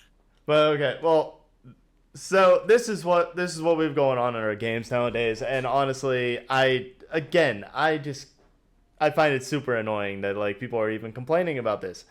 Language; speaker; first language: English; native; English